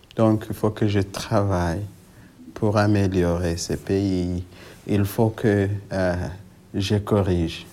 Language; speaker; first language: French; non-native, local second language; Swahili